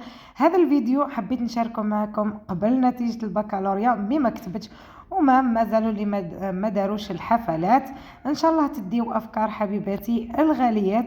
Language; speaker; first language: Arabic; native; Arabic